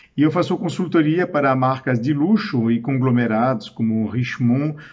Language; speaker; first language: Portuguese; non-native, fluent; French